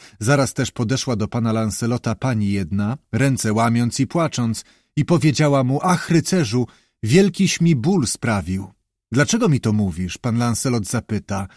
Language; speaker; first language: Polish; native; Polish